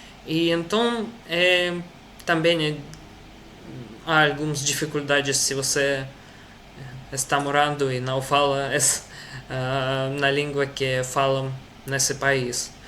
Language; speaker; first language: Portuguese; non-native, learner; Russian